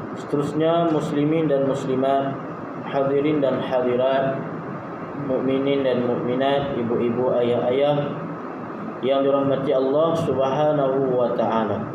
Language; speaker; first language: Malay; native; Malay